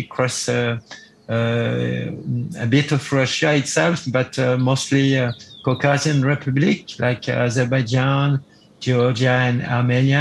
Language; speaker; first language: English; non-native, fluent; French